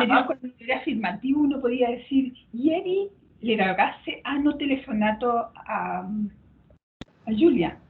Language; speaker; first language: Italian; non-native, learner; Spanish